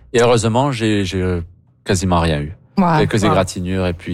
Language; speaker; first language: French; native; French